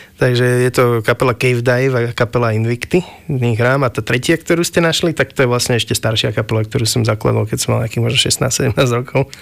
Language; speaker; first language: Slovak; native; Slovak